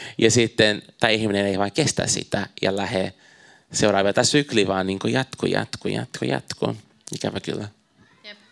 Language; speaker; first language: Finnish; non-native, fluent; Portuguese